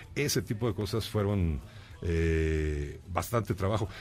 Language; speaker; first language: Spanish; native; Spanish